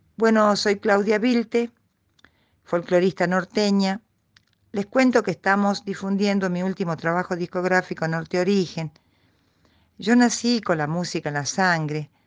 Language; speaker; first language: Spanish; native; Spanish